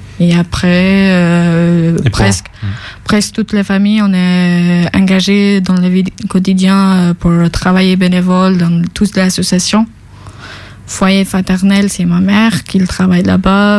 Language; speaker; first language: French; non-native, fluent; Albanian